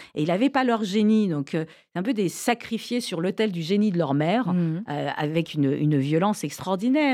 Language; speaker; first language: French; early bilingual, other home language; Persian